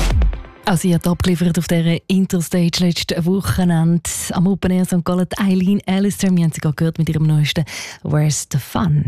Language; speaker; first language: German; native; German